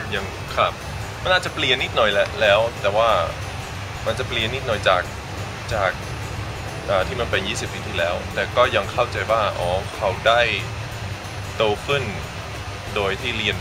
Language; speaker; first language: Thai; non-native, fluent; Dutch